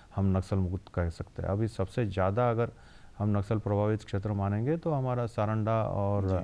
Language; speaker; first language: Hindi; non-native, local second language; Marathi